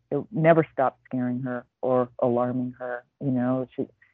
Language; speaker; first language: English; native; English